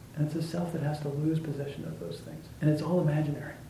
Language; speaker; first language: English; native; English